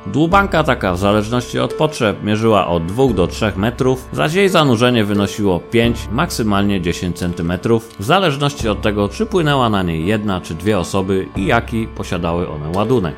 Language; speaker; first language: Polish; native; Polish